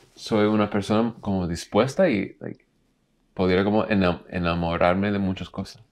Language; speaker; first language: Spanish; non-native, learner; English